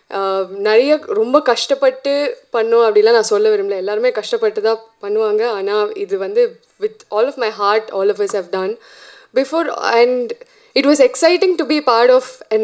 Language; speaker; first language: Tamil; non-native, local second language; Telugu